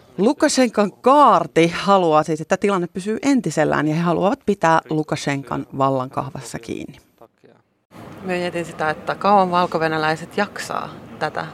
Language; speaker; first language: Finnish; native; Finnish